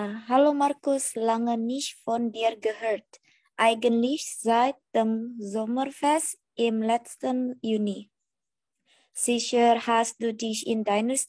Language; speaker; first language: German; non-native, learner; Indonesian